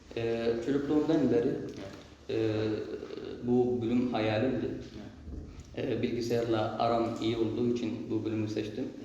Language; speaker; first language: Turkish; non-native, learner; Arabic